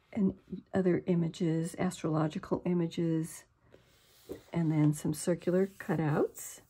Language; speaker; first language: English; native; English